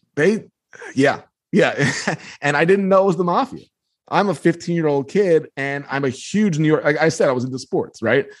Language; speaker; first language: English; native; English